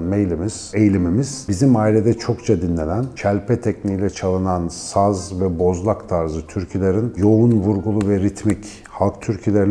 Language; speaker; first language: Turkish; native; Turkish